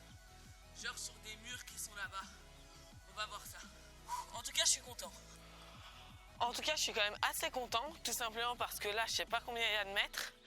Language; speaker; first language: French; native; French